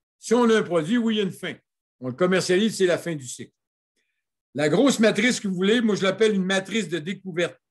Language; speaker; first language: French; native; French